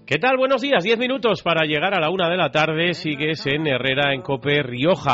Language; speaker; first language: Spanish; native; Spanish